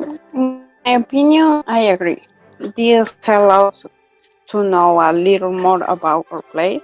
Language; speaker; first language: English; non-native, learner; Spanish